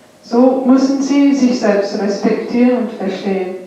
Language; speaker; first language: German; non-native, fluent; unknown